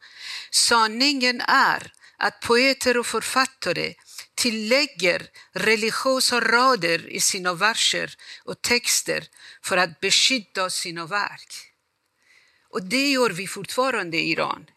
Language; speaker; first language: Swedish; non-native, fluent; Persian